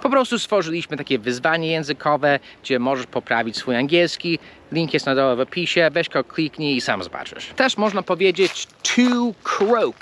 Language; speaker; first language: Polish; non-native, fluent; English